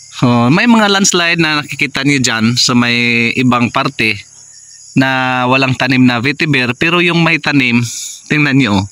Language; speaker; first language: Filipino; non-native, local second language; Cebuano